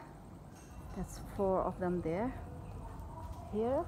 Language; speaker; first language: English; non-native, learner; Khmer